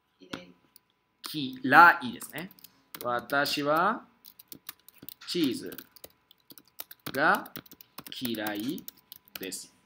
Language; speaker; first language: Japanese; non-native, fluent; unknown